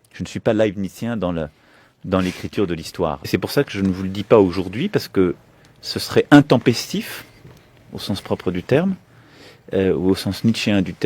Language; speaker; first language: French; native; French